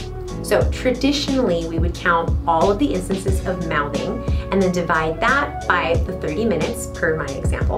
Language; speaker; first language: English; native; English